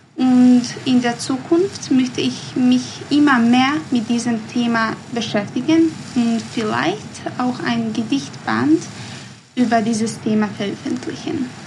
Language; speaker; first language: German; non-native, fluent; Bosnian